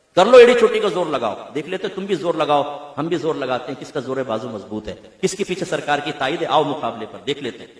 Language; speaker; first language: Urdu; native; Urdu